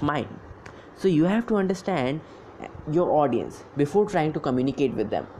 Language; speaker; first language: English; non-native, local second language; Hindi